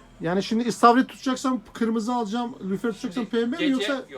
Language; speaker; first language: Turkish; native; Turkish